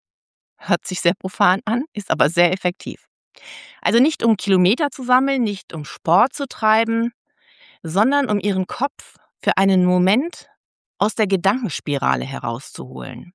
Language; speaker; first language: German; native; German